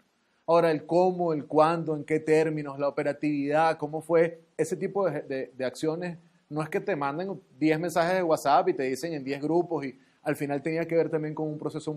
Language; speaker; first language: Spanish; native; Spanish